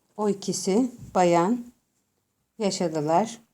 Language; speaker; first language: Turkish; native; Turkish